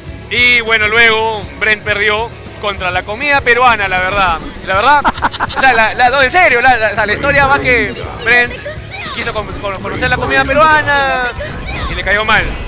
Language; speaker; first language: Spanish; native; Spanish